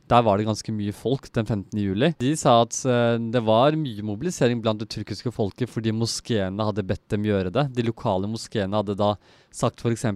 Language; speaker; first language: Norwegian; early bilingual, other home language; Turkish